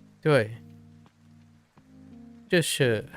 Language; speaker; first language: Chinese; non-native, learner; English